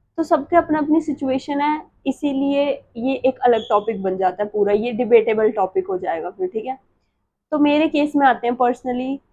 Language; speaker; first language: Hindi; native; Hindi